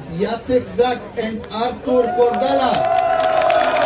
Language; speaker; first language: English; non-native, fluent; German